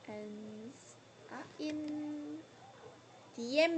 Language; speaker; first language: English; non-native, learner; Korean